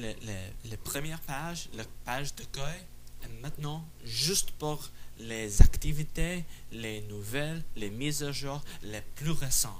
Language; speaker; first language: French; non-native, fluent; English